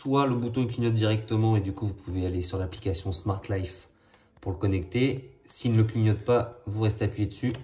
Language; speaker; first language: French; native; French